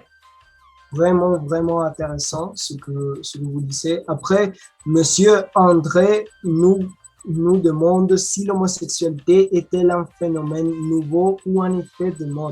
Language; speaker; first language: French; non-native, learner; Spanish